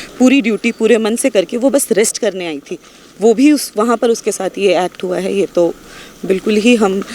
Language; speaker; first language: Hindi; non-native, local second language; Punjabi